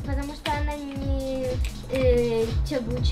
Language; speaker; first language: Russian; early bilingual, heritage; Russian